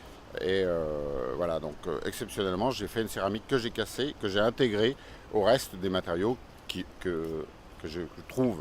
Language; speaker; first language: French; native; French